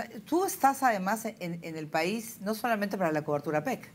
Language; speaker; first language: Spanish; native; Spanish